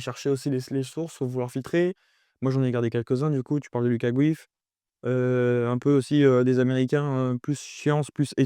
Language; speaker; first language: French; native; French